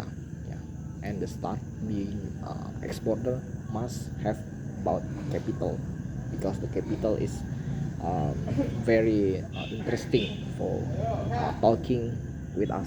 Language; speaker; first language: English; non-native, learner; Indonesian